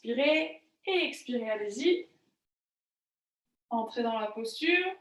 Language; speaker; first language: French; native; French